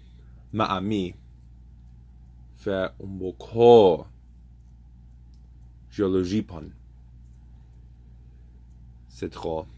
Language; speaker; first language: French; non-native, learner; English